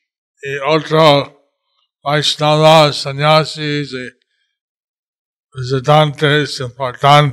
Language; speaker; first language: Spanish; non-native, learner; English